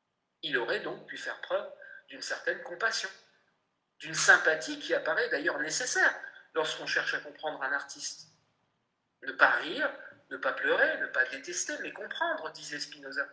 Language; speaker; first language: French; native; French